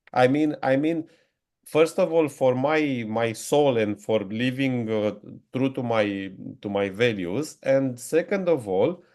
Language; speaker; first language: English; non-native, fluent; Romanian